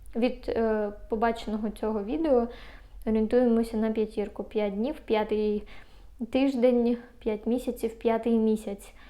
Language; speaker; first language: Ukrainian; native; Ukrainian